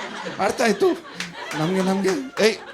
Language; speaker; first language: Kannada; non-native, learner; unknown